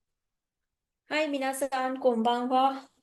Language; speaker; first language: Japanese; non-native, fluent; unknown